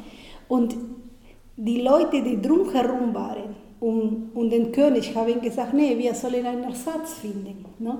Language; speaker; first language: German; non-native, fluent; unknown